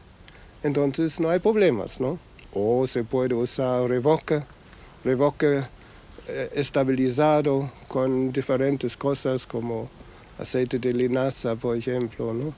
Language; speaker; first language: Spanish; non-native, fluent; German